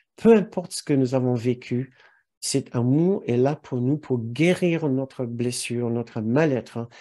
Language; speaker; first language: French; non-native, fluent; English